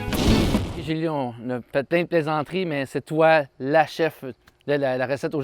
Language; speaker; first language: French; native; French